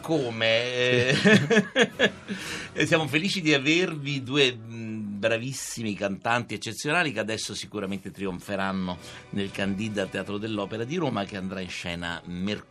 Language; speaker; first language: Italian; native; Italian